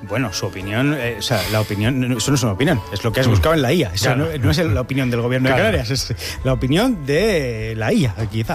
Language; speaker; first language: Spanish; native; Spanish